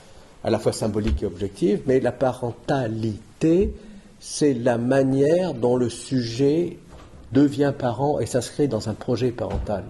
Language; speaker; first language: French; native; French